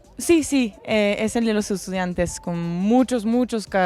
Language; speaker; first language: Spanish; non-native, fluent; French